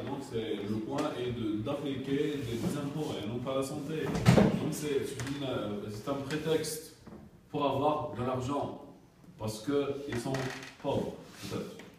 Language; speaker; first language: French; non-native, learner; Arabic